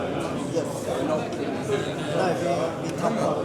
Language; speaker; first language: Swedish; native; Swedish